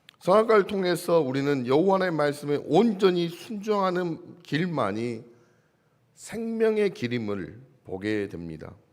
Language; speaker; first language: Korean; native; Korean